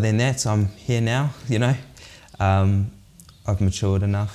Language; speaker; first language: English; native; English